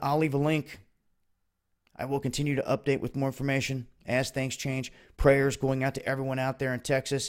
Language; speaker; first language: English; native; English